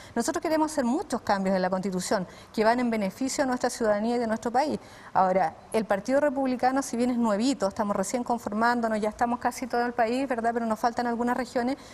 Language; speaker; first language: Spanish; native; Spanish